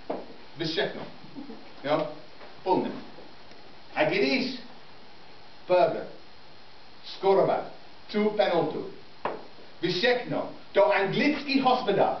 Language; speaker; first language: Czech; non-native, learner; English